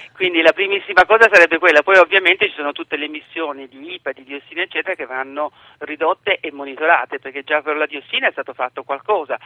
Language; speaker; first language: Italian; native; Italian